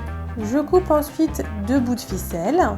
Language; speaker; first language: French; native; French